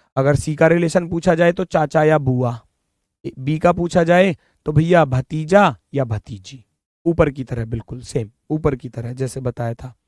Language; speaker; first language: Hindi; native; Hindi